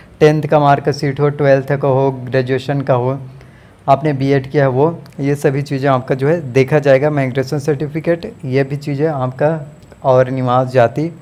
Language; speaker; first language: Hindi; native; Hindi